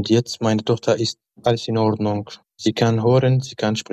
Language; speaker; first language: German; non-native, learner; Arabic